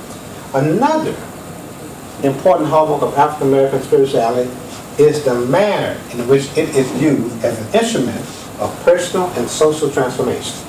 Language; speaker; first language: English; native; English